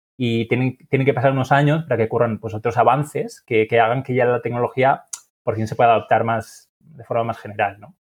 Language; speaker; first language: Spanish; native; Spanish